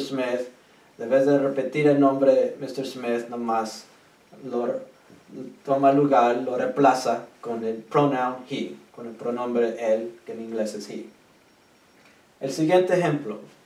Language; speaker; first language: Spanish; native; Spanish